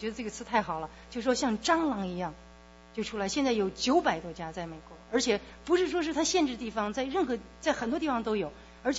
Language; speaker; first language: Chinese; native; Chinese